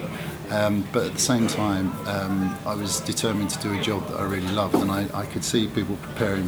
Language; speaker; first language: English; native; English